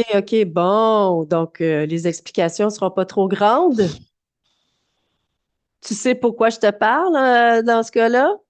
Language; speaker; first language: French; native; French